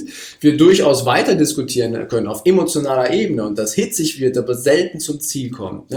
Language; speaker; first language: German; native; German